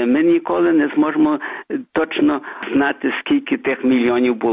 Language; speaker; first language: Ukrainian; early bilingual, heritage; Ukrainian